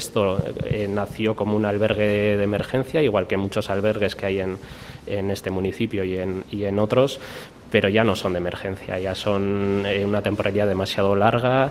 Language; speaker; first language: Spanish; native; Spanish